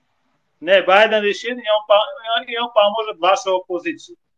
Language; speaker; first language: Russian; non-native, fluent; Armenian